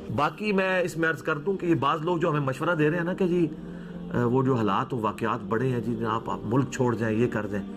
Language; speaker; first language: Urdu; non-native, local second language; Punjabi